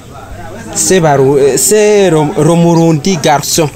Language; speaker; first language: French; non-native, learner; Rundi